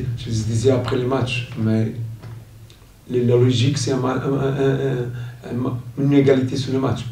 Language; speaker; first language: French; non-native, fluent; Portuguese